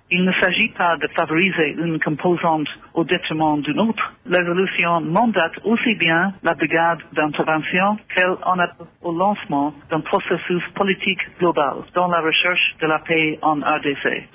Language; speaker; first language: French; non-native, fluent; English